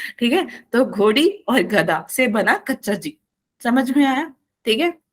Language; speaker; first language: Hindi; non-native, local second language; Malayalam